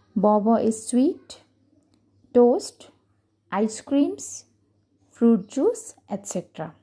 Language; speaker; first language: English; non-native, local second language; Hindi